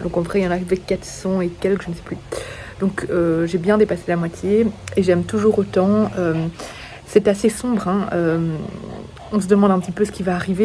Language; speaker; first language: French; native; French